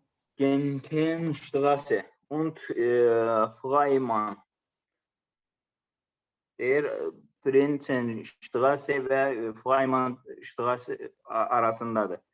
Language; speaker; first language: German; non-native, learner; Azerbaijani